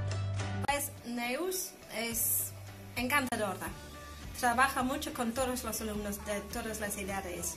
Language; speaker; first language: Spanish; non-native, fluent; English